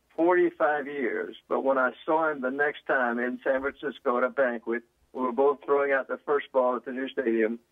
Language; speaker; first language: English; native; English